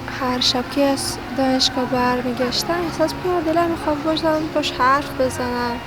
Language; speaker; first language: Persian; non-native, fluent; Russian